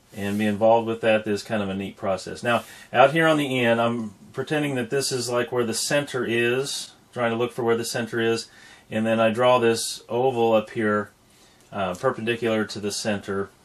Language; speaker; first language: English; native; English